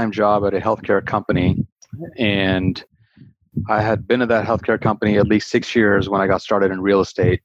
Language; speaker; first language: English; early bilingual, other home language; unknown